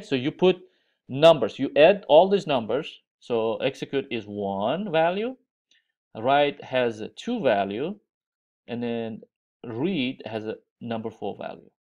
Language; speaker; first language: English; non-native, fluent; Uzbek